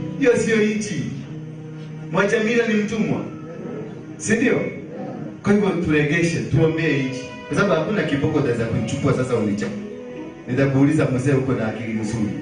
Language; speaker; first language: Swahili; non-native, local second language; Kikuyu